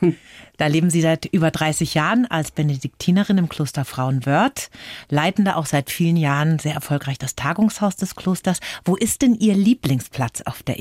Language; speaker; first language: German; native; German